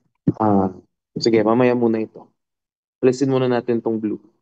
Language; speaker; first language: Filipino; native; Filipino